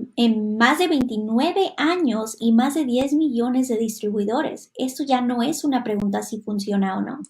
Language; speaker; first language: Spanish; non-native, fluent; Hungarian